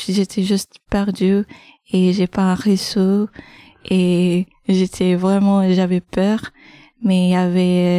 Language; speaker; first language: French; non-native, learner; English